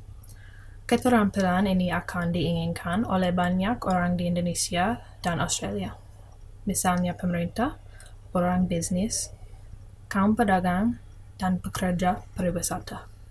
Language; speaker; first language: Indonesian; non-native, learner; English